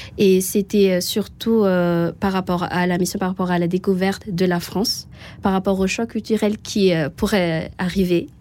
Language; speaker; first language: French; non-native, local second language; Malagasy